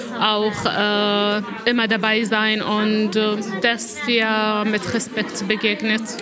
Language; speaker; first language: German; non-native, learner; Arabic